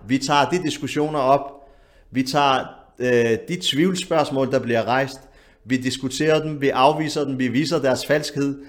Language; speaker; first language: Danish; early bilingual, other home language; Arabic